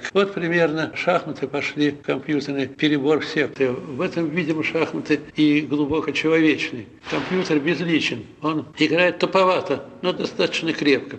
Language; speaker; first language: Russian; native; Russian